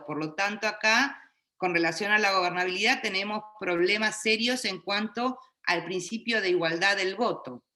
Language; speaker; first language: Spanish; native; Spanish